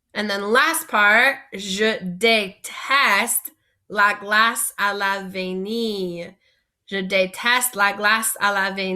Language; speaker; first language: French; non-native, fluent; English